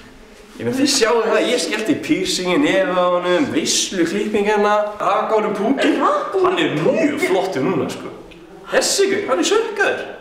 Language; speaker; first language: Icelandic; native; Icelandic